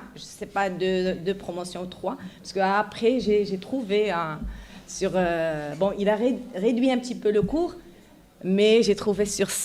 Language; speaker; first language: French; non-native, local second language; Arabic